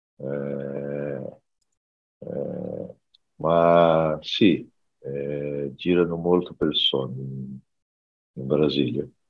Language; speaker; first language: Italian; non-native, learner; Portuguese